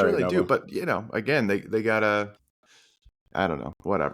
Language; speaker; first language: English; native; English